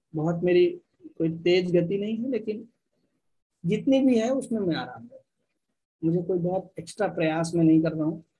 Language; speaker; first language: Hindi; native; Hindi